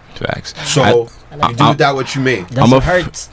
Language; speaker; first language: English; early bilingual, other home language; Yoruba